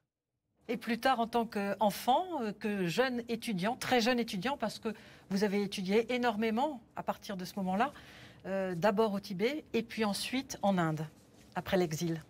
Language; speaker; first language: French; native; French